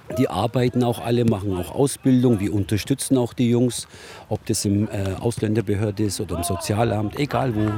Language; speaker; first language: German; native; German